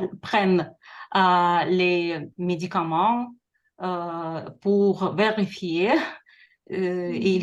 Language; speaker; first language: French; non-native, fluent; Russian